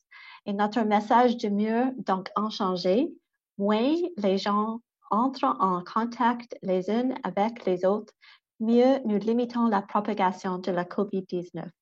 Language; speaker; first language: French; non-native, local second language; English